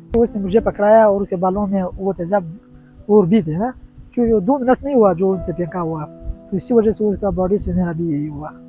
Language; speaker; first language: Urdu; non-native, local second language; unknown